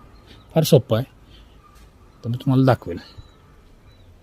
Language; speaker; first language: Marathi; native; Marathi